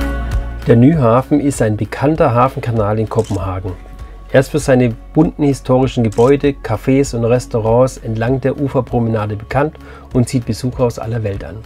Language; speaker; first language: German; native; German